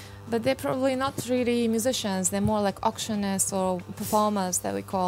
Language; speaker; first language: English; non-native, fluent; Russian